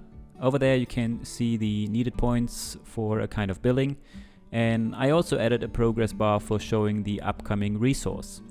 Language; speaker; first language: English; non-native, fluent; German